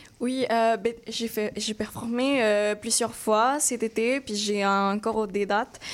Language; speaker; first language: French; non-native, fluent; Spanish